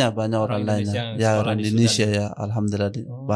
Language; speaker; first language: Indonesian; non-native, learner; Arabic